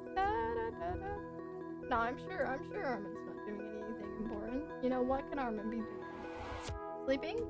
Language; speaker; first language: English; native; English